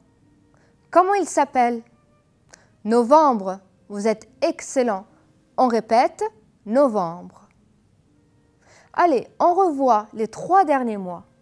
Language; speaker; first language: French; non-native, fluent; Arabic